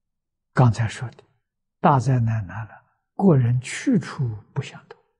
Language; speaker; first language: Chinese; native; Chinese